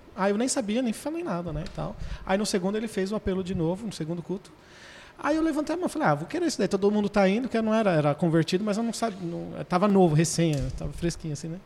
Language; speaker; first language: Portuguese; native; Portuguese